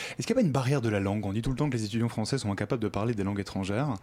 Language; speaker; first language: French; native; French